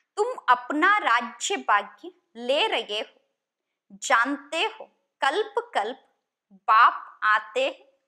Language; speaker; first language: Hindi; non-native, local second language; Kannada